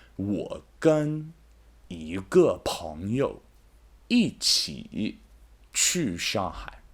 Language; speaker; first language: Chinese; non-native, fluent; English